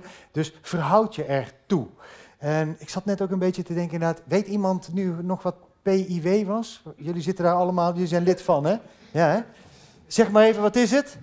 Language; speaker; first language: Dutch; native; Dutch